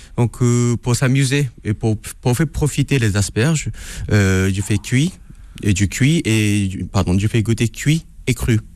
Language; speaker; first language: French; non-native, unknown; Japanese